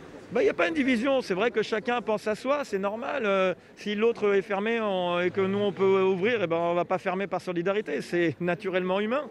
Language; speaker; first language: French; native; French